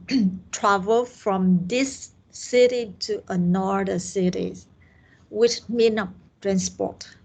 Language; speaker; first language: English; non-native, learner; Vietnamese